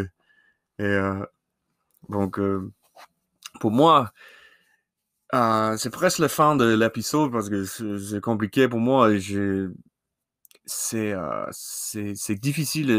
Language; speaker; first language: French; non-native, learner; English